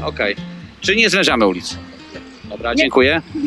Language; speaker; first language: Polish; native; Polish